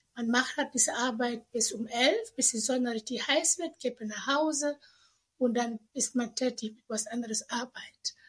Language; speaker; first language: German; non-native, fluent; Indonesian